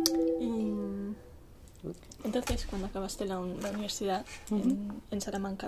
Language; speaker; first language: Spanish; non-native, learner; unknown